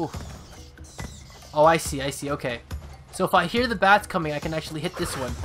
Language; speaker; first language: English; native; English